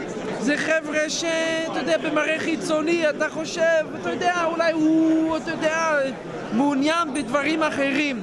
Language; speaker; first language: Hebrew; non-native, fluent; English